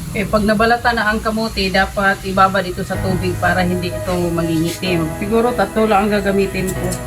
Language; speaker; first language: Filipino; non-native, local second language; Cebuano